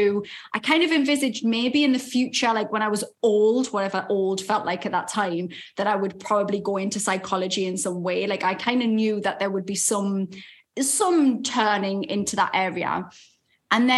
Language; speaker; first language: English; native; English